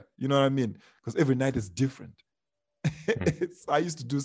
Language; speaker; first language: English; non-native, local second language; Shona